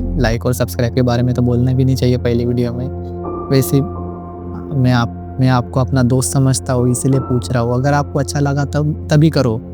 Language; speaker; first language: Hindi; non-native, local second language; Marathi